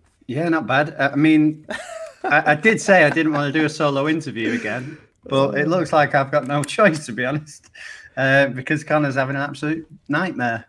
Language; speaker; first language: English; native; English